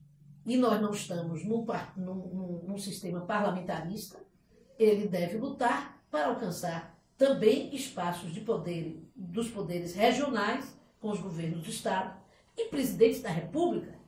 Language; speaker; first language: Portuguese; native; Portuguese